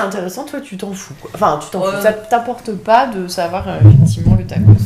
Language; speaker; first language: French; native; French